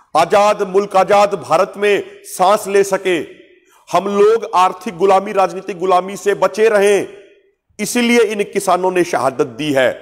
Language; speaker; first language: Hindi; non-native, local second language; Punjabi